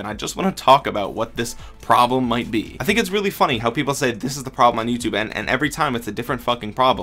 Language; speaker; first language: English; native; English